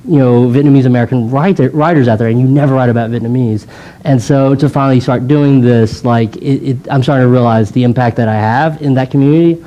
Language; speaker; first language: English; native; English